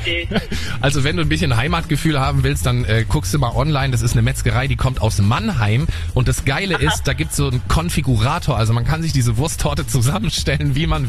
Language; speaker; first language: German; native; German